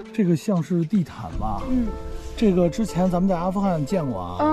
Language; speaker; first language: Chinese; native; Chinese